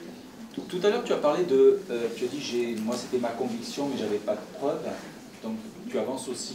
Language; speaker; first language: French; native; French